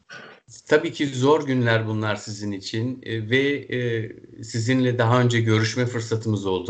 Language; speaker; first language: Turkish; native; Turkish